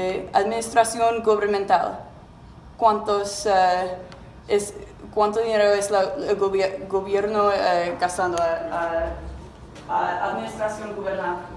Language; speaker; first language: Spanish; non-native, learner; English